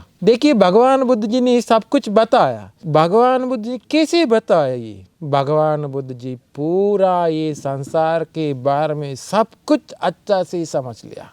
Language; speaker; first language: Hindi; non-native, fluent; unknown